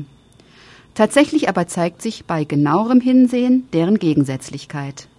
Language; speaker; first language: German; native; German